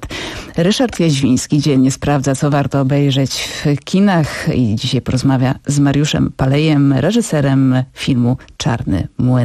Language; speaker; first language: Polish; native; Polish